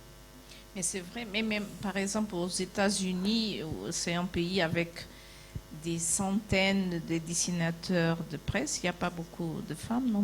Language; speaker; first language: French; non-native, fluent; Portuguese